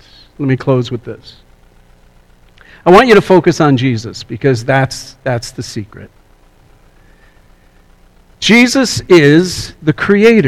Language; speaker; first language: English; native; English